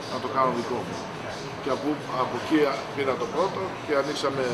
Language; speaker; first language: Greek; early bilingual, heritage; Greek